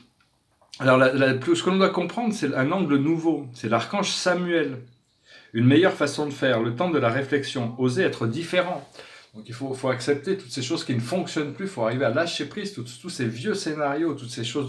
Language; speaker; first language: French; native; French